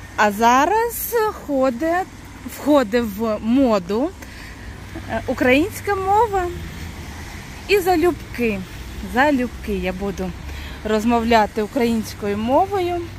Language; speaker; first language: Ukrainian; non-native, local second language; Russian